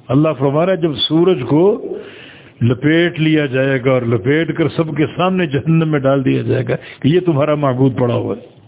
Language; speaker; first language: Urdu; native; Urdu